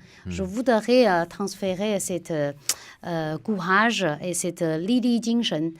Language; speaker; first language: French; non-native, fluent; Chinese